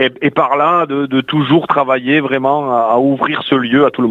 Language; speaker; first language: French; native; French